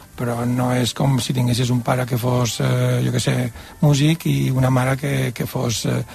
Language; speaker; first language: Catalan; native; Catalan